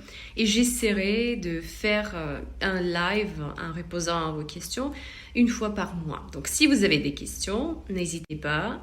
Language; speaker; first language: French; non-native, fluent; Russian